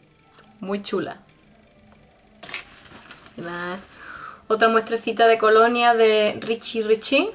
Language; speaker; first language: Spanish; native; Spanish